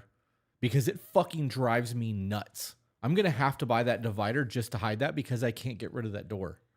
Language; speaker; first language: English; native; English